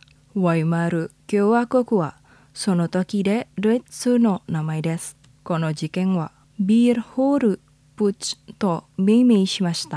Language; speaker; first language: Japanese; non-native, fluent; Indonesian